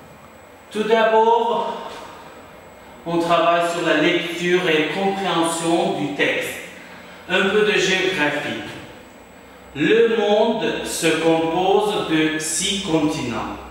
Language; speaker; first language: French; non-native, fluent; Uzbek